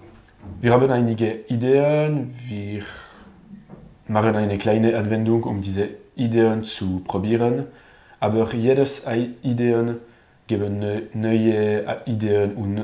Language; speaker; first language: German; non-native, learner; French